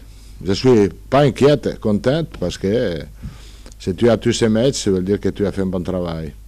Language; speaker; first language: French; non-native, learner; Italian